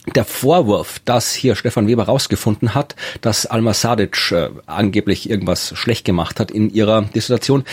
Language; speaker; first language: German; native; German